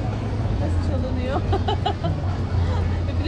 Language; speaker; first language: Turkish; native; Turkish